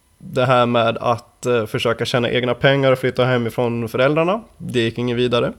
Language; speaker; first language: Swedish; native; Swedish